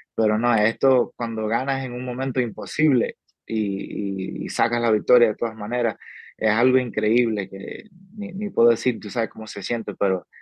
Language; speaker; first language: Spanish; early bilingual, heritage; Spanish